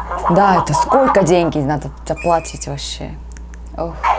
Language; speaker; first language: Russian; non-native, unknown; Korean